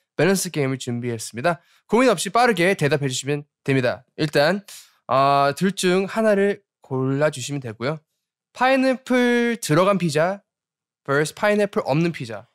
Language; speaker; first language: Korean; early bilingual, heritage; Korean